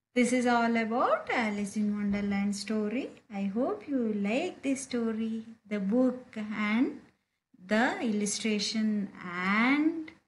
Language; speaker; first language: English; non-native, local second language; Kannada